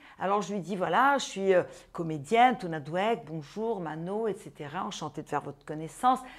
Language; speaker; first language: French; non-native, fluent; Portuguese